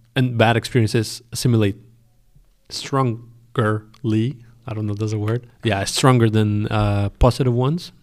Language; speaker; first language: English; non-native, fluent; Spanish